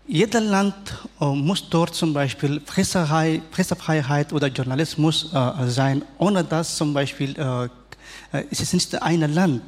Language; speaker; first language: German; non-native, learner; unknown